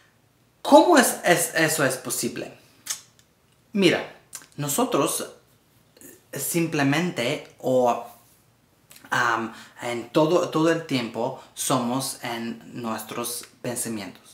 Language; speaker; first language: Spanish; non-native, learner; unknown